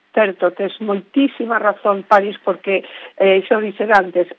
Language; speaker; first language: Galician; non-native, local second language; Spanish